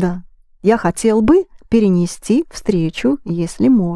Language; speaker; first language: Russian; non-native, fluent; English